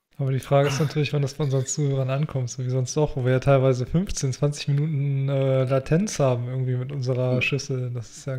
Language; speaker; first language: German; native; German